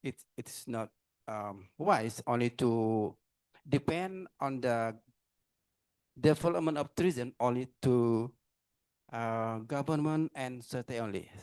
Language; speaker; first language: English; non-native, learner; Indonesian